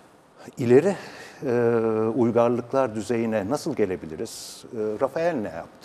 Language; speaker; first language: Turkish; native; Turkish